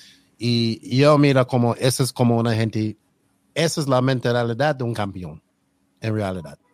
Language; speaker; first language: Spanish; non-native, learner; English